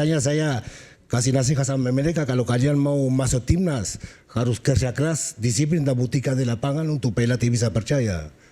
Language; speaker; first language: Indonesian; non-native, fluent; Spanish